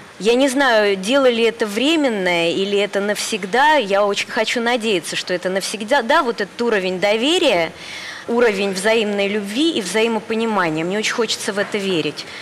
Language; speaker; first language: Russian; native; Russian